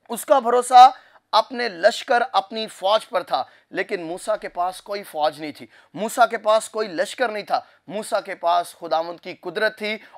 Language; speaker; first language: Urdu; non-native, local second language; Punjabi